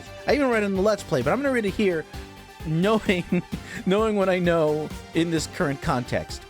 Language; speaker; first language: English; native; English